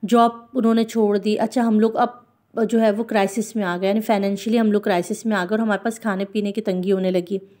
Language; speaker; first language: Urdu; non-native, local second language; Punjabi